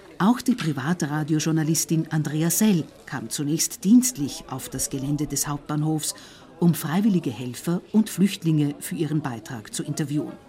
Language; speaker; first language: German; native; German